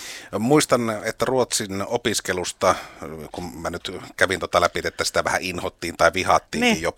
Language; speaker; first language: Finnish; native; Finnish